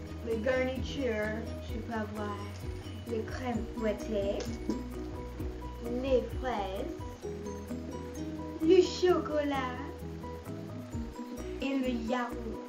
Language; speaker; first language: French; non-native, learner; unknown